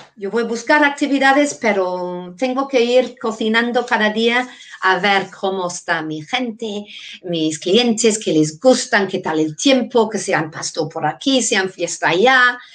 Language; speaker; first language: Spanish; non-native, fluent; English